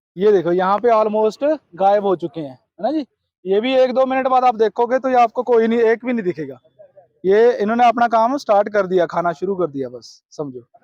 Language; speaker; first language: Hindi; non-native, local second language; Punjabi